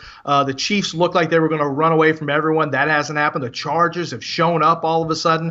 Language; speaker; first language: English; native; English